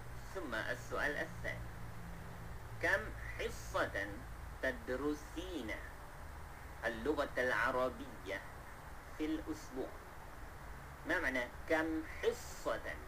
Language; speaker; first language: Arabic; non-native, fluent; Malay